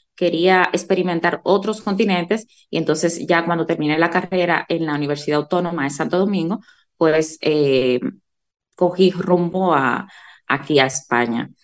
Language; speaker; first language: Spanish; native; Spanish